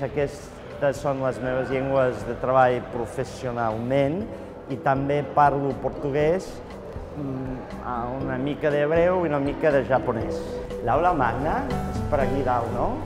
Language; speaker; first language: Catalan; non-native, fluent; English